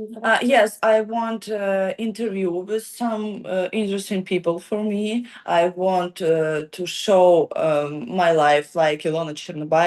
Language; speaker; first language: English; non-native, learner; Ukrainian